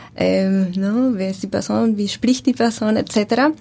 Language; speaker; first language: German; non-native, learner; Spanish